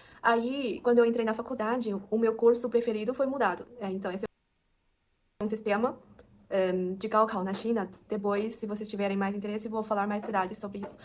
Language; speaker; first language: Portuguese; non-native, fluent; Chinese